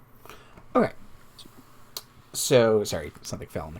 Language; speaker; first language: English; native; English